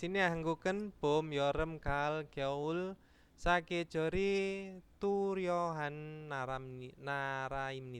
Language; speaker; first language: Korean; non-native, fluent; Indonesian